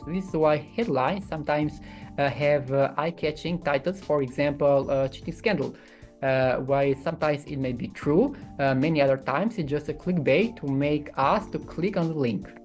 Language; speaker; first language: English; non-native, fluent; Albanian